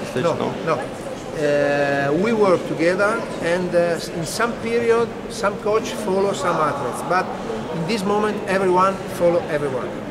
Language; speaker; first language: English; non-native, learner; Italian